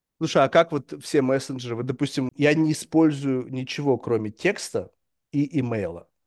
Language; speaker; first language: Russian; native; Russian